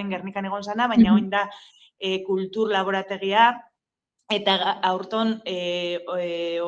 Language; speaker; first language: Basque; native; Basque